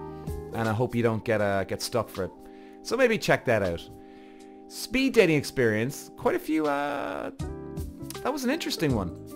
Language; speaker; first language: English; native; English